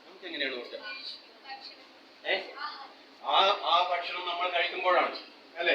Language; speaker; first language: Malayalam; native; Malayalam